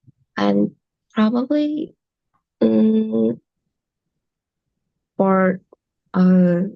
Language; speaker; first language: English; non-native, learner; Indonesian